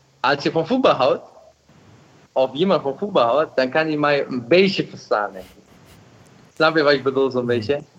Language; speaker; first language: Dutch; non-native, fluent; German